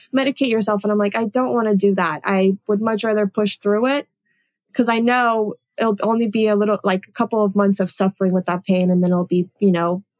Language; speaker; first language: English; early bilingual, other home language; Polish